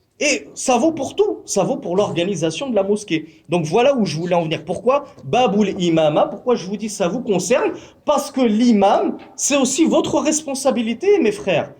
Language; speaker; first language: French; native; French